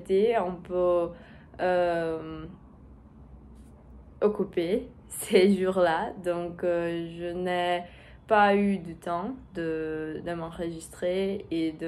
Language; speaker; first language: French; non-native, learner; Portuguese